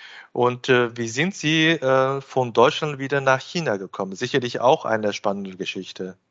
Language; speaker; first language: German; non-native, fluent; Chinese